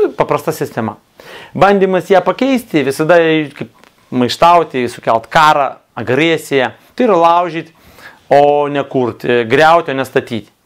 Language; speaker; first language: Lithuanian; non-native, local second language; Russian